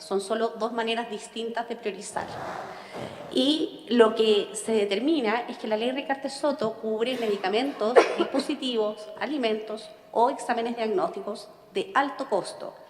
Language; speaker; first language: Spanish; native; Spanish